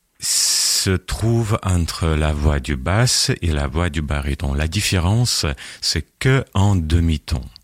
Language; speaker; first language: French; non-native, fluent; Russian